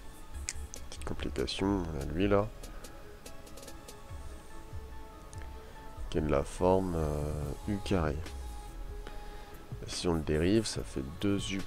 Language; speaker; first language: French; native; French